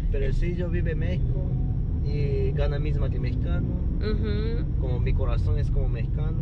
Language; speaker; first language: Spanish; non-native, learner; Japanese